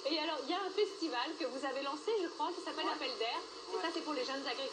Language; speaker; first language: French; native; French